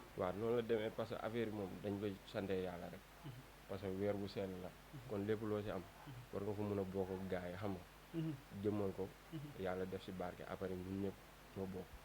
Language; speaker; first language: Wolof; native; Wolof